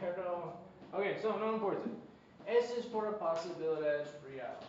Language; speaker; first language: Spanish; non-native, learner; English